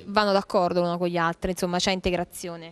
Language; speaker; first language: Italian; native; Italian